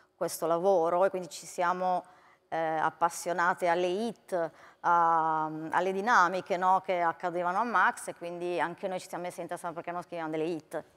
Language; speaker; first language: Italian; native; Italian